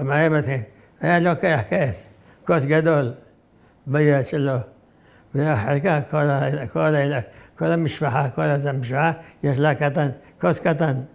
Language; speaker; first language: Hebrew; non-native, fluent; Arabic